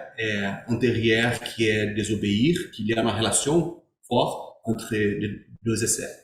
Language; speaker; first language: French; non-native, learner; Portuguese